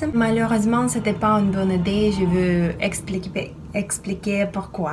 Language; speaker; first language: French; non-native, fluent; Russian